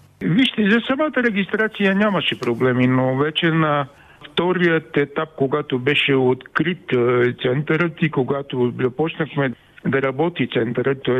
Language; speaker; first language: Bulgarian; early bilingual, heritage; Bulgarian